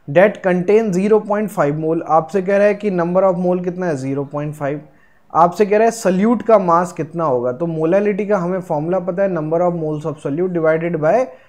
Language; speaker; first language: Hindi; native; Hindi